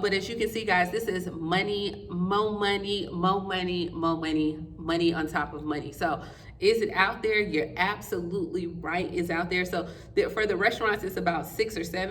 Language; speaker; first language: English; native; English